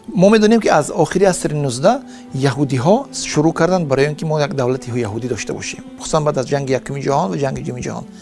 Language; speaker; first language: Persian; native; Persian